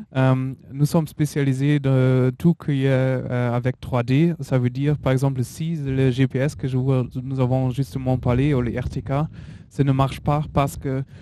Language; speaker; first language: French; non-native, learner; German